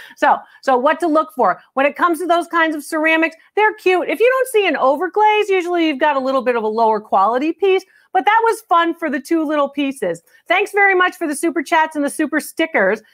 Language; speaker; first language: English; native; English